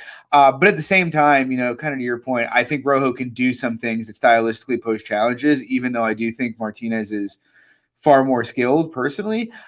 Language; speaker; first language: English; native; English